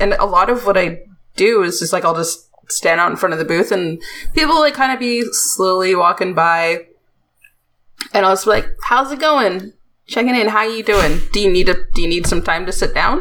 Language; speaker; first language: English; native; English